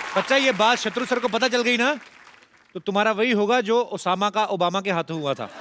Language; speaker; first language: Hindi; non-native, local second language; Punjabi